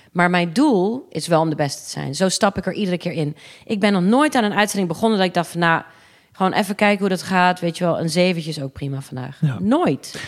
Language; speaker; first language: Dutch; early bilingual, other home language; English